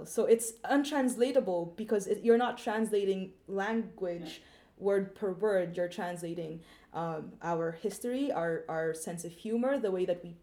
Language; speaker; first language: English; non-native, local second language; Filipino